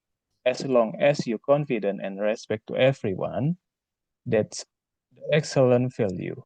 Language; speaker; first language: English; non-native, learner; Indonesian